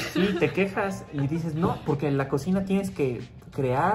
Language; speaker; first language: Spanish; native; Spanish